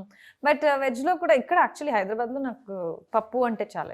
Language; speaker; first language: Telugu; non-native, fluent; Kannada